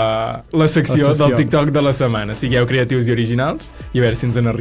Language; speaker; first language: Catalan; native; Catalan